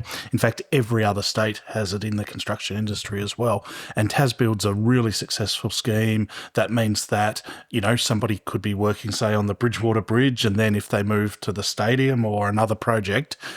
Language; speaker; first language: English; native; English